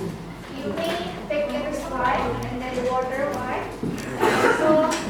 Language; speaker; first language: English; non-native, learner; Indonesian